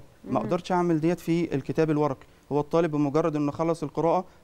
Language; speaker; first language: Arabic; native; Arabic